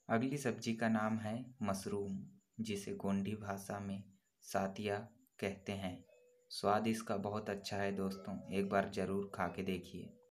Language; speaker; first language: Hindi; non-native, local second language; Gondi